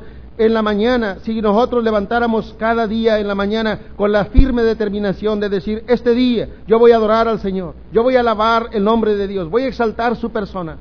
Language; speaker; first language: Spanish; native; Spanish